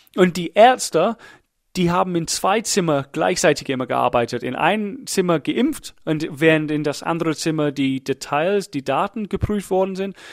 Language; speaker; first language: German; non-native, fluent; English